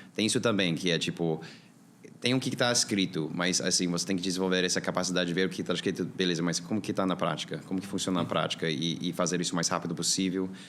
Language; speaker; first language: Portuguese; non-native, fluent; English